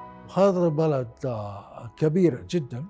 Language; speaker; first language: Arabic; non-native, fluent; Japanese